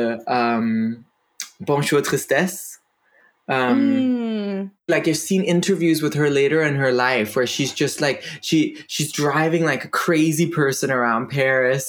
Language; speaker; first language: English; non-native, fluent; Danish